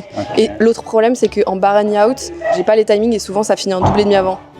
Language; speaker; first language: French; native; French